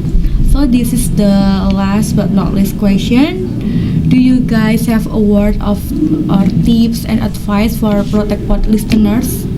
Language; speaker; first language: English; non-native, learner; Indonesian